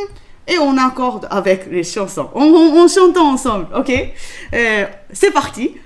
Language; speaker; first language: French; non-native, learner; Japanese